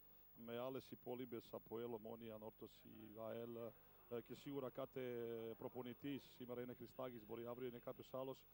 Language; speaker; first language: Greek; non-native, fluent; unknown